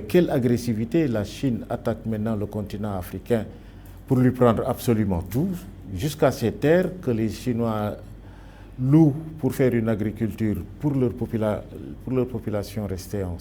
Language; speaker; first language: French; non-native, local second language; Wolof